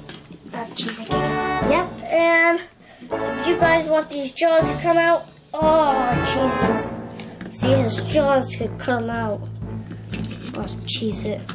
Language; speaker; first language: English; native; English